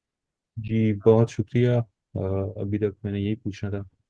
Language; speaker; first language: Hindi; non-native, local second language; Punjabi